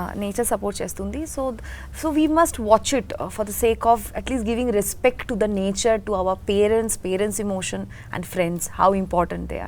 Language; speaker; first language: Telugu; non-native, learner; Bangla